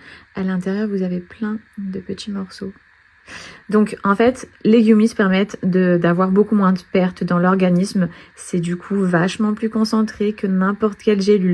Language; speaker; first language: French; native; French